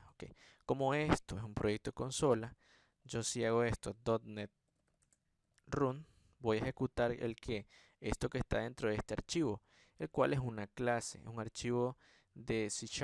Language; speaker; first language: Spanish; native; Spanish